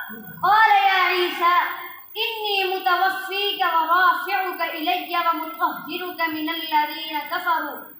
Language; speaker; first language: Arabic; non-native, learner; Urdu